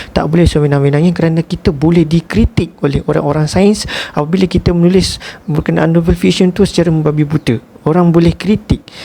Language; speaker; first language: Malay; native; Malay